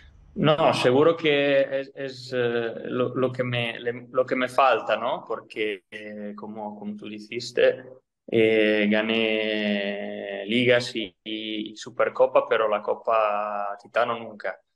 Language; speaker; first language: Spanish; non-native, fluent; Italian